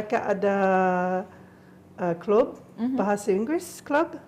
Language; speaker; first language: Indonesian; non-native, learner; English